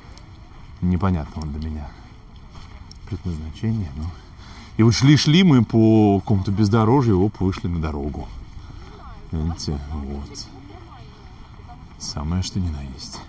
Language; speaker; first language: Russian; native; Russian